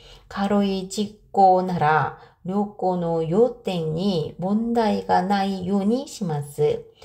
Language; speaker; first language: Japanese; non-native, fluent; Korean